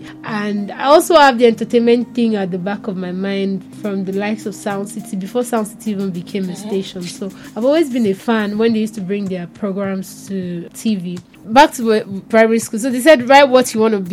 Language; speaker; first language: English; non-native, local second language; Nigerian Pidgin